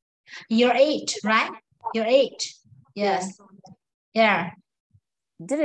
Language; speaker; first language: English; non-native, fluent; Vietnamese